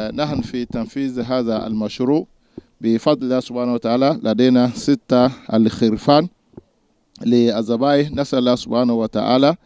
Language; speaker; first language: Arabic; non-native, fluent; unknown